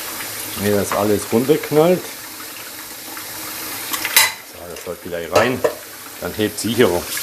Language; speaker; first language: German; early bilingual, other home language; Polish